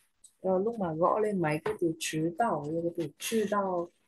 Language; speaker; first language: Chinese; non-native, learner; Vietnamese